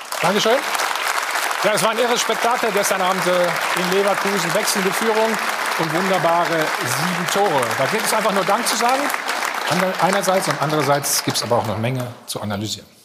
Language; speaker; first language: German; native; German